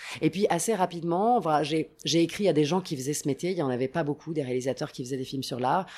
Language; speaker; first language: French; non-native, fluent; Italian